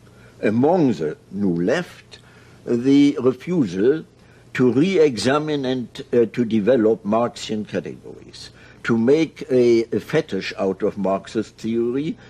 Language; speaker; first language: English; non-native, fluent; German